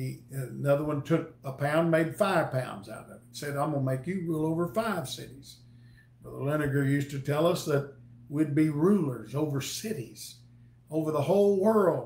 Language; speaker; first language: English; native; English